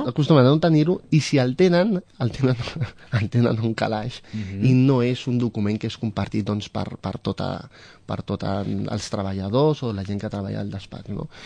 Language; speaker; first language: Catalan; non-native, local second language; Spanish